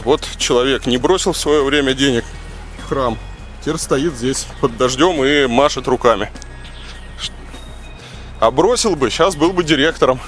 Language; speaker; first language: Russian; native; Russian